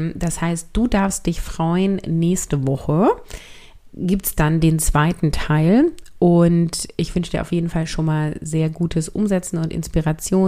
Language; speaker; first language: German; native; German